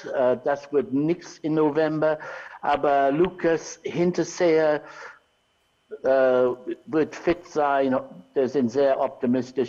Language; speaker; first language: German; non-native, fluent; English